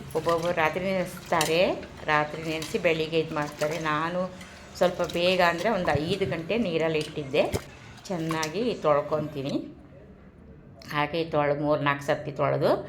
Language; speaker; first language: Kannada; native; Kannada